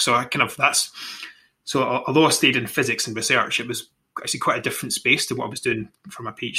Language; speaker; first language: English; native; English